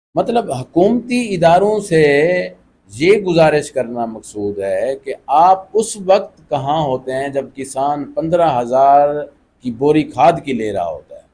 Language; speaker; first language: Urdu; non-native, local second language; Saraiki